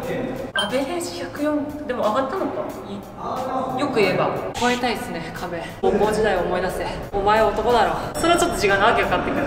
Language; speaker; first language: Japanese; native; Japanese